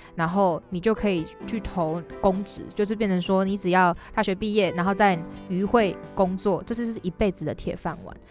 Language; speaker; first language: Chinese; native; Chinese